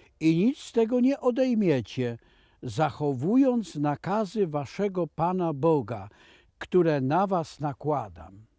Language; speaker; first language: Polish; native; Polish